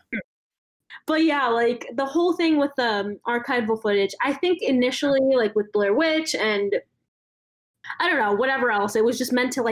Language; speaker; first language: English; non-native, local second language; Malayalam